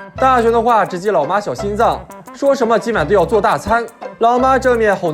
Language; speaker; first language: Chinese; native; Chinese